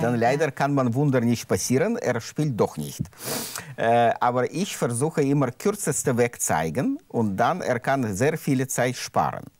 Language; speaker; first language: German; non-native, learner; Russian